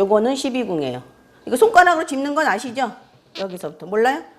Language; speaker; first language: Korean; native; Korean